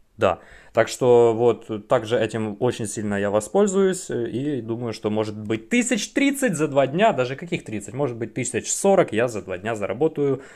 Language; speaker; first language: Russian; native; Russian